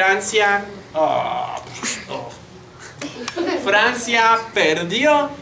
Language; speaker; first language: Spanish; non-native, fluent; English